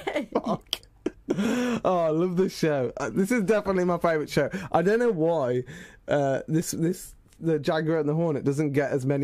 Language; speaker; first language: English; native; English